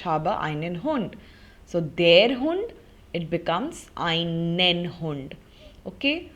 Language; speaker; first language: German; non-native, fluent; Hindi